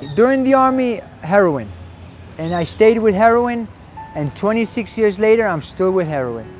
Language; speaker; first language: English; early bilingual, other home language; Spanish